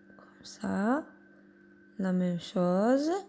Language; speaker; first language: French; non-native, local second language; Arabic